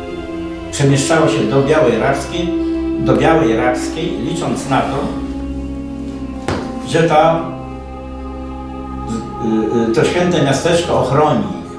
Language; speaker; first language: Polish; native; Polish